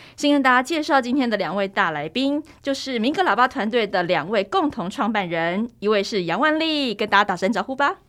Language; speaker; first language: Chinese; native; Chinese